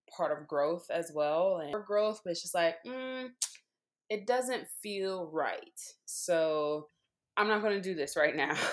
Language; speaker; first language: English; native; English